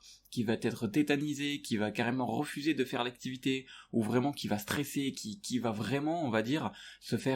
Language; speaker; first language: French; native; French